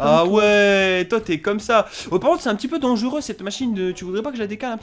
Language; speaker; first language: French; native; French